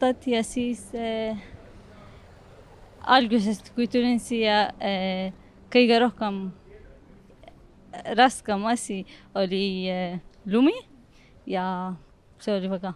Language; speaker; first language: Estonian; non-native, learner; Arabic